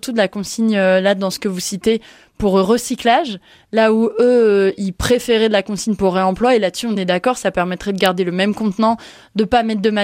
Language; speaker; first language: French; native; French